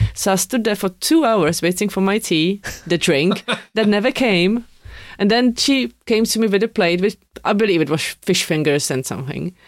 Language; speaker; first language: English; non-native, fluent; Czech